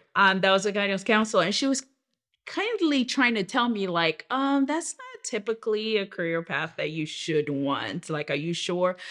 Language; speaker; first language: English; non-native, local second language; Yoruba